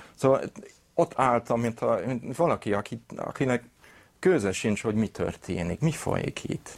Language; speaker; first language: Hungarian; non-native, fluent; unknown